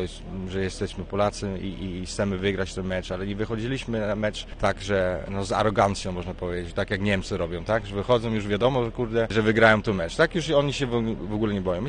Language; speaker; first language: Polish; early bilingual, heritage; Polish